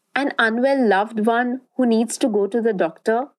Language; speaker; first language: English; non-native, local second language; Bangla